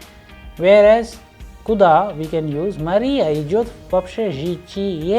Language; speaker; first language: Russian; non-native, fluent; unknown